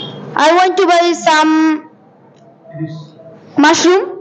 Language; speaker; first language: English; non-native, learner; Bangla